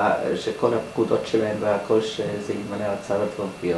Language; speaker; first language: Hebrew; non-native, fluent; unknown